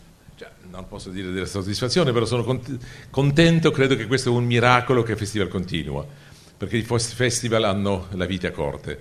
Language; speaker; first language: Italian; non-native, fluent; Polish